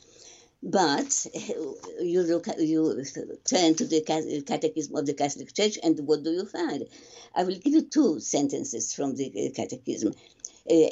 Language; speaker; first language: English; non-native, fluent; Polish